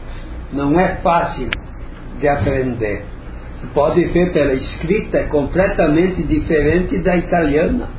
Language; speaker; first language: Portuguese; non-native, local second language; Friulian